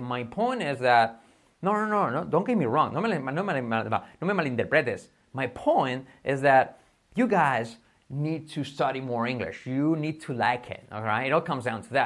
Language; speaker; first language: English; non-native, fluent; Spanish